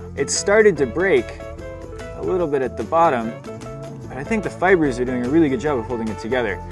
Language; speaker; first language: English; native; English